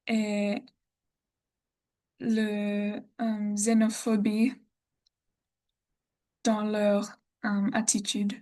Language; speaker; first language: French; non-native, learner; English